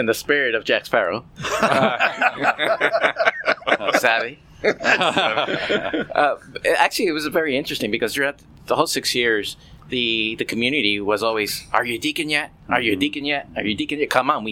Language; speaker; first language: English; native; English